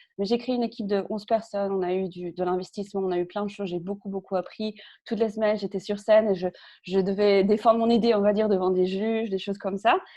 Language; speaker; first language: French; early bilingual, other home language; Spanish